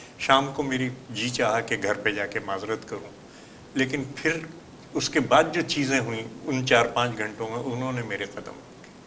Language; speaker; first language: Urdu; native; Urdu